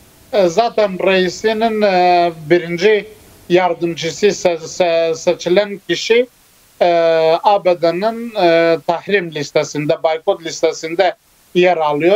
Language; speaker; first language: Turkish; non-native, fluent; Kurdish